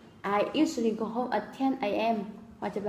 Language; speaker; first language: English; non-native, learner; Vietnamese